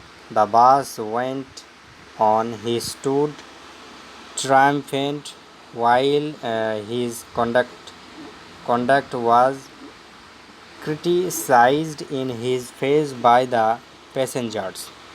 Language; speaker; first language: English; non-native, local second language; Bangla